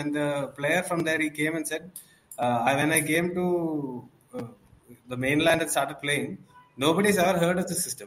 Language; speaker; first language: English; non-native, local second language; Malayalam